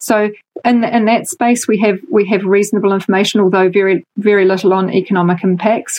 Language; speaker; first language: English; native; English